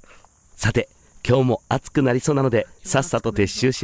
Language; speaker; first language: Japanese; native; Japanese